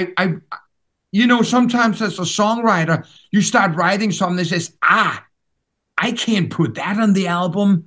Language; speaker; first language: English; non-native, fluent; Danish